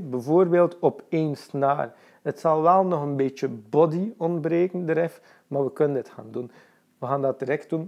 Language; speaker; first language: Dutch; native; Dutch